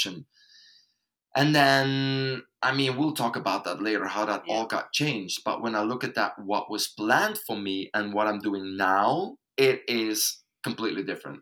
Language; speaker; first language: English; non-native, fluent; Dutch